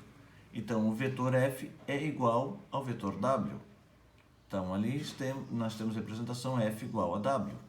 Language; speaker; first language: Portuguese; native; Portuguese